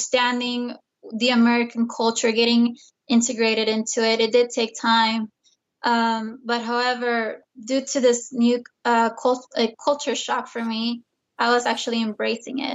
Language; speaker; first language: English; early bilingual, other home language; Spanish